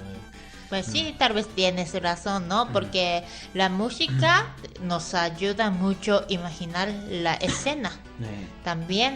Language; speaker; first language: Spanish; non-native, fluent; Japanese